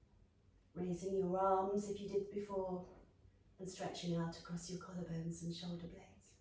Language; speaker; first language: English; native; English